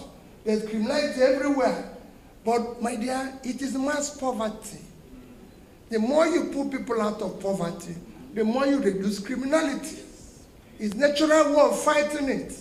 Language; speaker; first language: English; non-native, local second language; Igbo